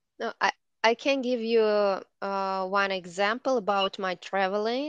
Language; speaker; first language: English; non-native, learner; Russian